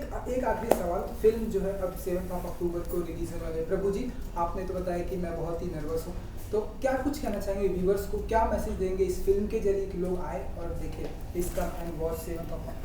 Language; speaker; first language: Hindi; native; Hindi